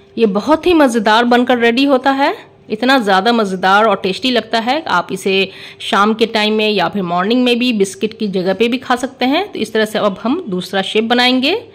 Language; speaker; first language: Hindi; native; Hindi